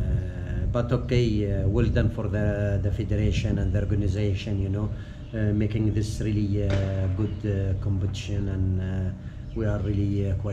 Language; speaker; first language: English; non-native, fluent; Arabic